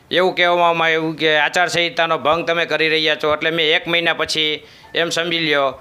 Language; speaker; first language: Gujarati; native; Gujarati